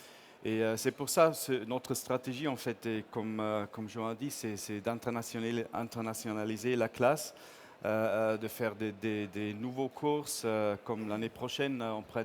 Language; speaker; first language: French; non-native, fluent; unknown